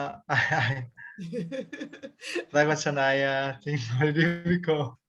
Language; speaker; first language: English; non-native, learner; Vietnamese